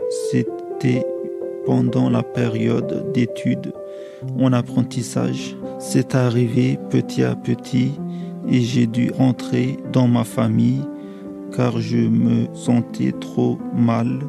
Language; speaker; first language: French; early bilingual, other home language; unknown